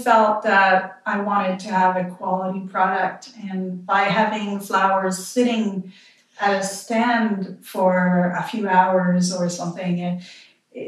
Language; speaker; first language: English; non-native, fluent; French